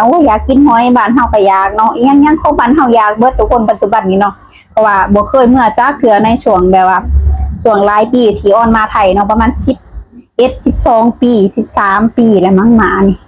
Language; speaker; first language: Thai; non-native, local second language; Lao